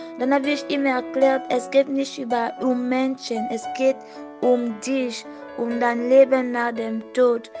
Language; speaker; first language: German; non-native, fluent; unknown